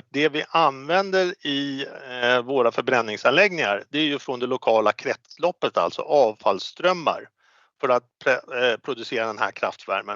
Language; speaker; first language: Swedish; native; Swedish